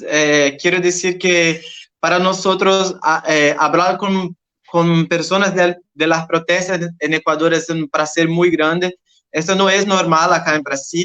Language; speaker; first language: Spanish; non-native, learner; Portuguese